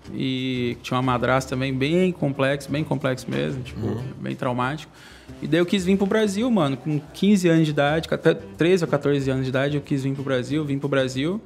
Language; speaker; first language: Portuguese; native; Portuguese